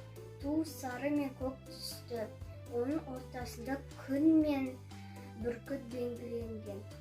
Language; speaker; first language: Kazakh; non-native, local second language; Russian